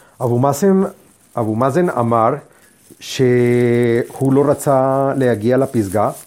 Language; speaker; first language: Hebrew; non-native, fluent; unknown